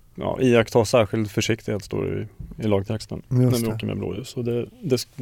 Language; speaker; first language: Swedish; native; Swedish